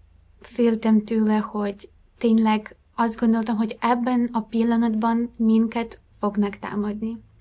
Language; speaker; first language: Hungarian; non-native, fluent; Ukrainian